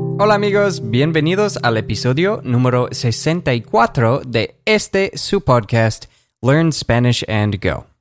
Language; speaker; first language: Spanish; non-native, fluent; English